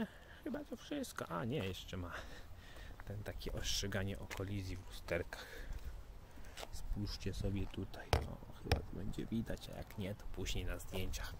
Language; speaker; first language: Polish; native; Polish